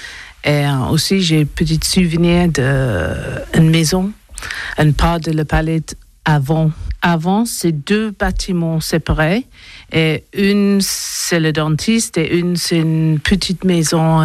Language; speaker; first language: French; non-native, learner; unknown